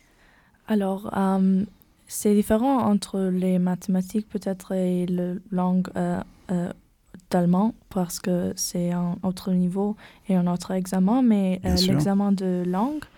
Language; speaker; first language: French; non-native, learner; German